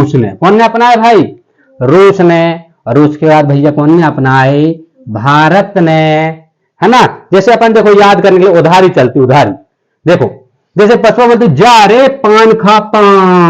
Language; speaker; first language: Hindi; native; Hindi